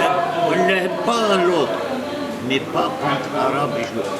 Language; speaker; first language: French; non-native, learner; Arabic